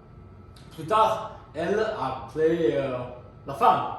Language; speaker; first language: French; non-native, learner; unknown